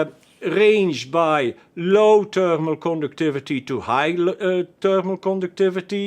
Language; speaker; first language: English; non-native, fluent; Dutch